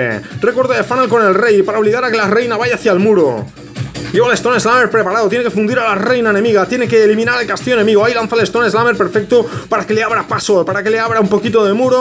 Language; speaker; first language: Spanish; native; Spanish